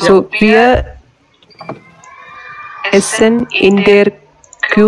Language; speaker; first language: German; non-native, learner; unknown